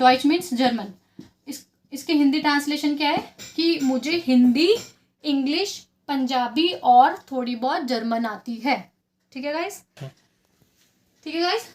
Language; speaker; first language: Hindi; native; Hindi